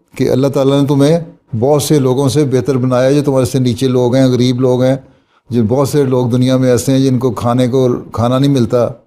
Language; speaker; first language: Urdu; native; Urdu